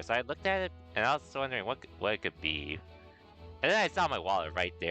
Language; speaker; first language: English; native; English